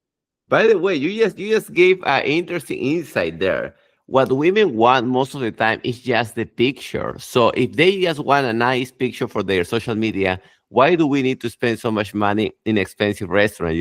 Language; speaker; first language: English; non-native, fluent; Spanish